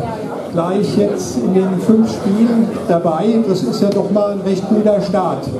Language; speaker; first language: German; native; German